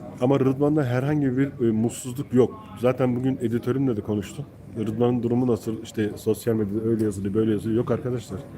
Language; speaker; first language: Turkish; native; Turkish